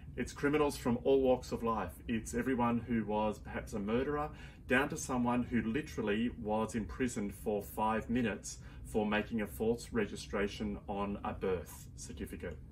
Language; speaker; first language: English; native; English